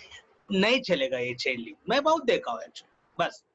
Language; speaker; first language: Hindi; non-native, local second language; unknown